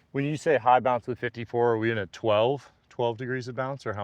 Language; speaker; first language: English; native; English